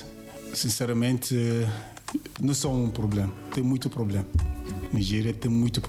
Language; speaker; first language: Portuguese; non-native, learner; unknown